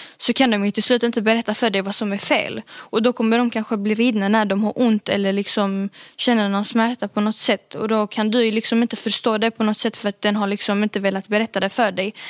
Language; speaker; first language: Swedish; early bilingual, other home language; Arabic